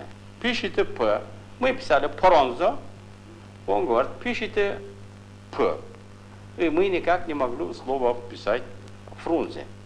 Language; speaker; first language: Russian; non-native, local second language; Kyrgyz